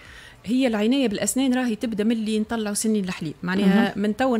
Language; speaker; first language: Arabic; native; Arabic